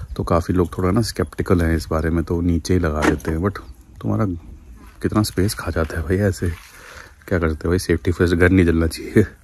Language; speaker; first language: Hindi; native; Hindi